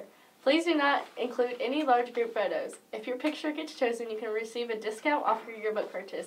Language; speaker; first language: English; native; English